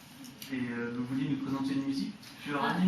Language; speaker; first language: French; native; French